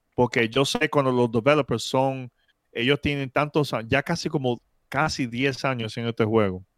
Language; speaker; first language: Spanish; early bilingual, heritage; Spanish